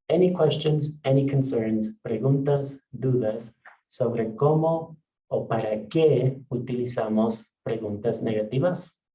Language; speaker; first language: Spanish; non-native, fluent; English